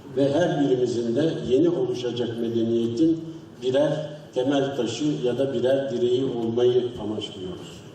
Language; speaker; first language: Turkish; native; Turkish